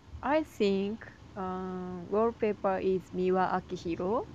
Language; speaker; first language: English; non-native, learner; Japanese